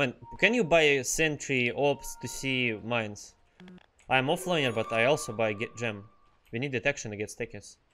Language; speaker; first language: English; non-native, learner; Russian